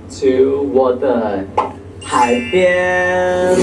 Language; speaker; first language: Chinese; non-native, learner; Thai